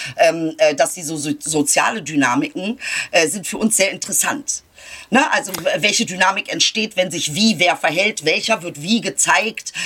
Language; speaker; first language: German; early bilingual, other home language; Turkish